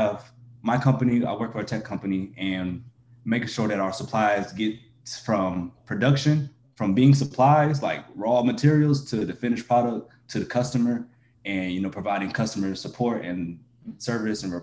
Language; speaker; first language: English; native; English